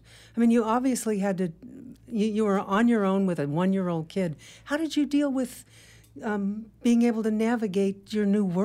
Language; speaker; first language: English; native; English